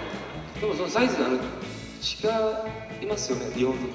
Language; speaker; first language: Japanese; non-native, fluent; Korean